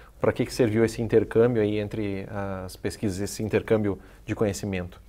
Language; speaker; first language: Portuguese; native; Portuguese